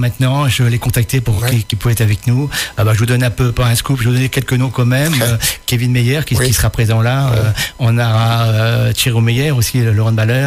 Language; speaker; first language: French; native; French